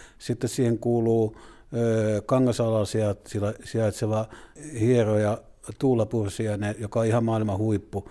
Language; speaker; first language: Finnish; native; Finnish